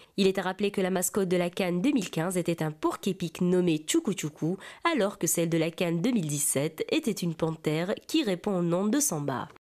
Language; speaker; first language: French; non-native, local second language; Arabic